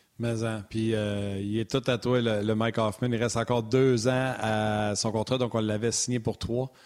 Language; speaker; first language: French; native; French